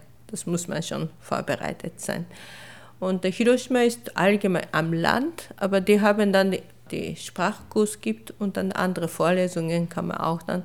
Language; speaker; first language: German; non-native, fluent; Japanese